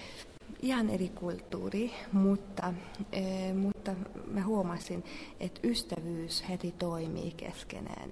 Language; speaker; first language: Finnish; non-native, fluent; Hungarian